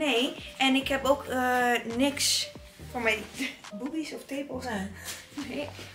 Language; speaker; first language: Dutch; non-native, learner; Italian